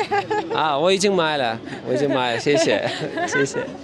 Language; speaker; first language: Chinese; non-native, learner; Turkish